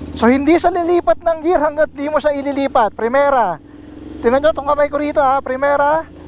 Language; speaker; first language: Filipino; native; Filipino